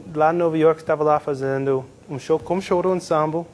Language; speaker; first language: Portuguese; non-native, learner; English